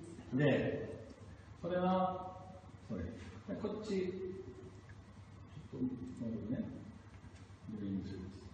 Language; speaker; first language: Japanese; non-native, fluent; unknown